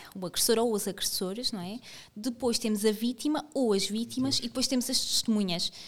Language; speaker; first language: Portuguese; native; Portuguese